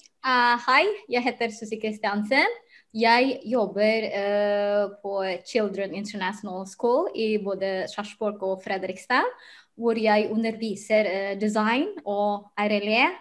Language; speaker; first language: Norwegian; non-native, fluent; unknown